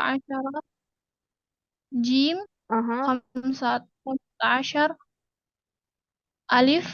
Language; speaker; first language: Arabic; non-native, learner; Indonesian